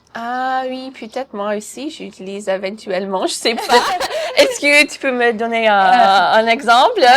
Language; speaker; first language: French; non-native, fluent; English